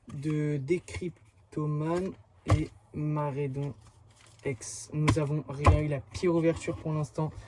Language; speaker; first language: French; native; French